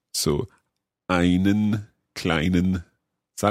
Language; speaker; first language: German; non-native, learner; English